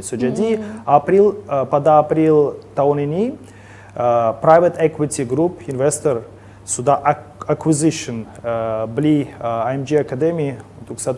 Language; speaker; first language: Indonesian; non-native, learner; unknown